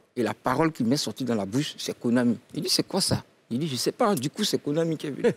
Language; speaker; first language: French; non-native, local second language; Dyula